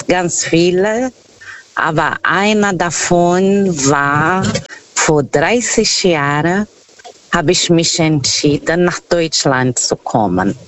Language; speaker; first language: German; non-native, fluent; Portuguese